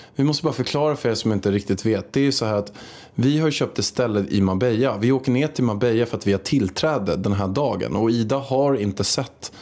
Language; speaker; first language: Swedish; early bilingual, other home language; Spanish